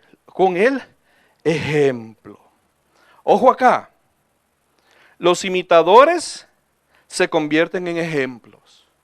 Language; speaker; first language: Spanish; native; Spanish